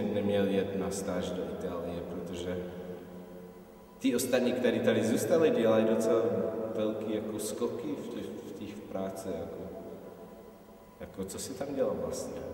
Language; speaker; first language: Czech; non-native, fluent; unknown